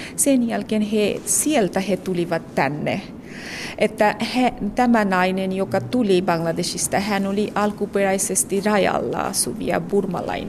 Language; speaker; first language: Finnish; non-native, fluent; Bangla